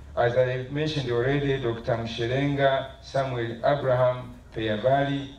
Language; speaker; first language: English; non-native, local second language; Swahili